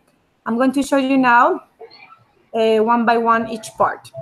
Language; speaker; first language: English; non-native, fluent; Spanish